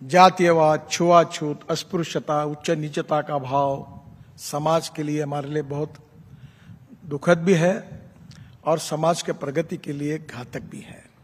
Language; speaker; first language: Hindi; non-native, local second language; Marathi